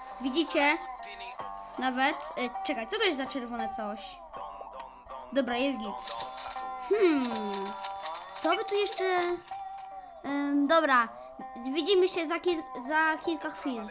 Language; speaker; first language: Polish; native; Polish